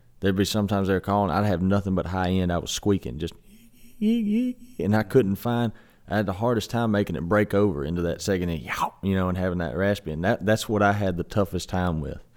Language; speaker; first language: English; native; English